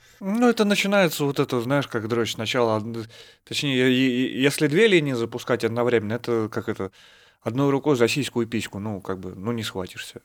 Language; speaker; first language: Russian; native; Russian